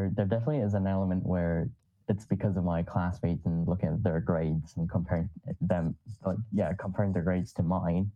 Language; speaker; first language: English; non-native, local second language; Cantonese